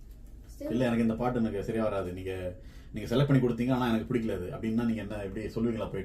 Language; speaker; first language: Tamil; native; Tamil